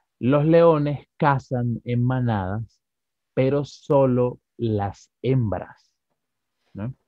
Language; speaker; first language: Spanish; native; Spanish